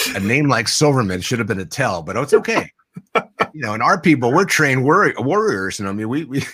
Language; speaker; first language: English; native; English